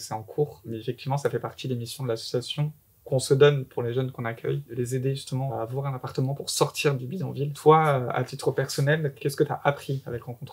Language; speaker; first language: French; native; French